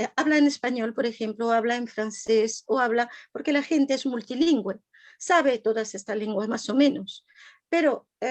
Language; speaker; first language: Spanish; non-native, fluent; French